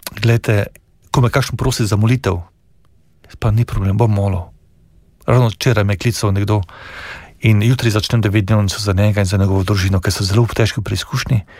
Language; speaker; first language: Slovenian; native; Slovenian